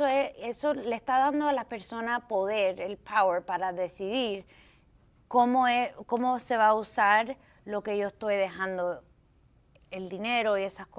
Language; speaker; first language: Spanish; early bilingual, heritage; English